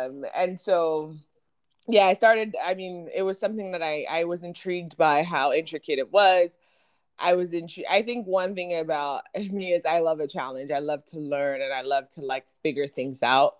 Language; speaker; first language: English; non-native, local second language; Akan